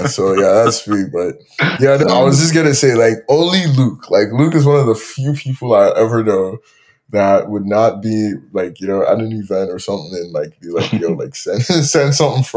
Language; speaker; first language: English; non-native, local second language; Yoruba